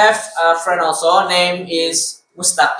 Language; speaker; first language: English; non-native, learner; Indonesian